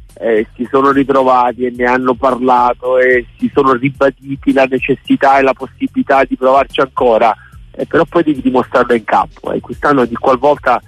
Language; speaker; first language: Italian; native; Italian